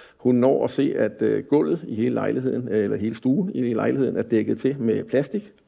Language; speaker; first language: Danish; native; Danish